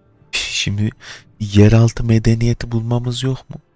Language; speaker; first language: Turkish; native; Turkish